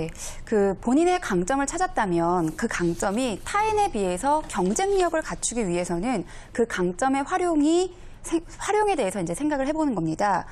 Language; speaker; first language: Korean; native; Korean